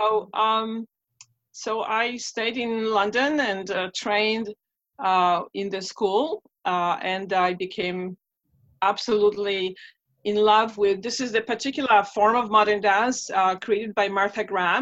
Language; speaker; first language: English; non-native, fluent; Polish